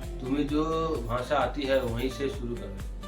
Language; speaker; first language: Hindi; non-native, local second language; Bangla